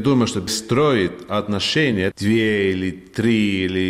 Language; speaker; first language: Russian; non-native, learner; Estonian